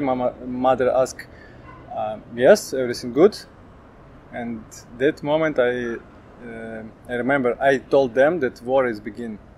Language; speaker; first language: English; non-native, learner; Ukrainian